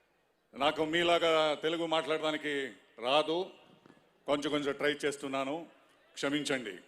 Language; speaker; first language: Telugu; non-native, learner; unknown